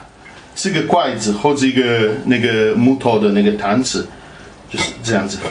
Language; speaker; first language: Chinese; non-native, fluent; Italian